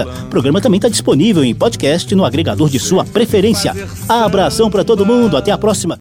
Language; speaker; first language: Portuguese; native; Portuguese